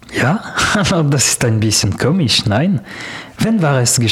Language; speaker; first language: German; non-native, learner; French